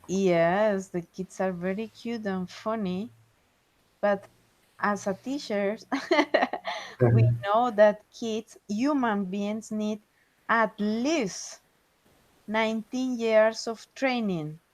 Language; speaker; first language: English; non-native, fluent; Spanish